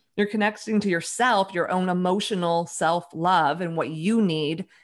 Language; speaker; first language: English; native; English